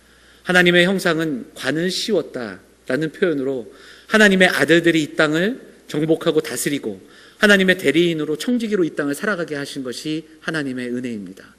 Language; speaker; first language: Korean; native; Korean